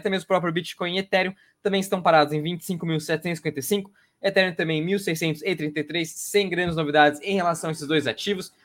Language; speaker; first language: Portuguese; native; Portuguese